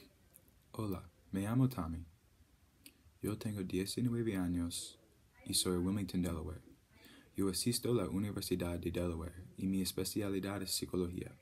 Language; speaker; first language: Spanish; non-native, learner; English